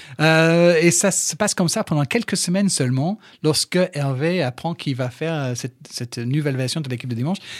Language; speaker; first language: French; non-native, fluent; English